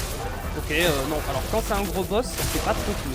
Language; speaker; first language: French; native; French